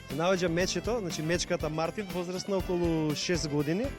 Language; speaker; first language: Macedonian; native; Macedonian